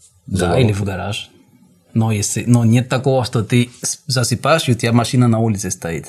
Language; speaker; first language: Russian; non-native, fluent; Spanish